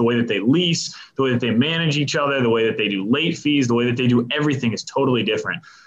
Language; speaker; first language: English; native; English